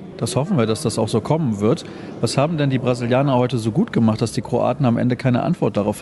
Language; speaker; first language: German; native; German